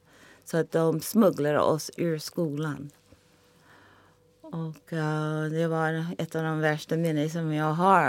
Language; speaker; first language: Swedish; non-native, fluent; English